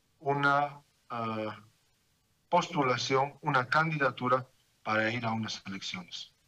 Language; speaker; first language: Spanish; native; Spanish